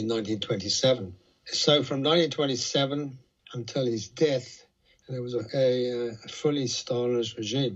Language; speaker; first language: English; native; English